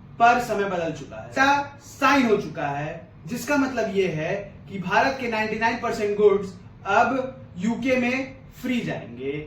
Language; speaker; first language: Hindi; native; Hindi